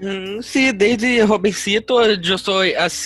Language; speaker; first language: Spanish; non-native, learner; Portuguese